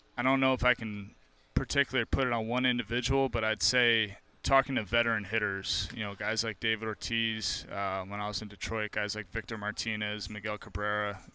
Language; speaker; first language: English; native; English